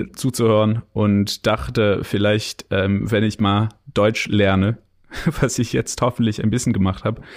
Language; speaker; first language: German; non-native, fluent; English